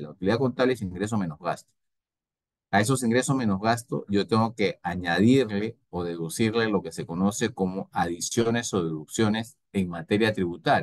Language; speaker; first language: Spanish; native; Spanish